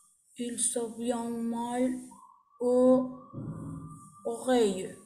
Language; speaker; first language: French; non-native, learner; Spanish